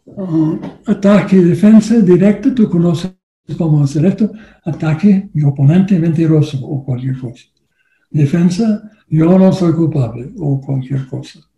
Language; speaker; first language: Spanish; non-native, learner; English